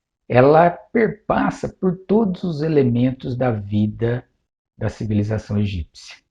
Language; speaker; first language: Portuguese; native; Portuguese